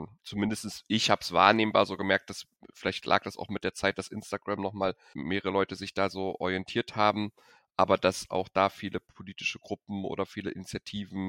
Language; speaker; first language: German; native; German